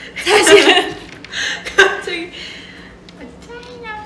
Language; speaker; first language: Korean; non-native, fluent; Japanese